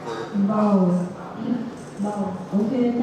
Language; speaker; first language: English; non-native, fluent; Thai